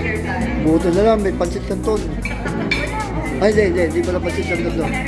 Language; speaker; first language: Filipino; native; Filipino